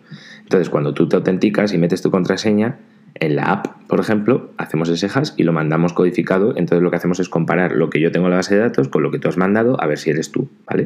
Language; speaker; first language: Spanish; native; Spanish